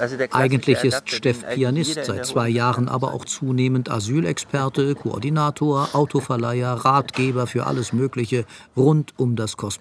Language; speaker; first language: German; native; German